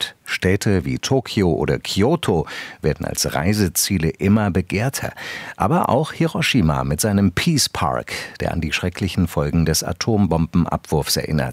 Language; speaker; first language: German; native; German